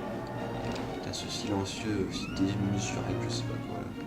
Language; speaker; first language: French; native; French